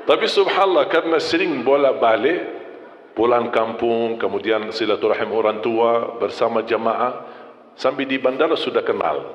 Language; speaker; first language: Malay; non-native, fluent; Arabic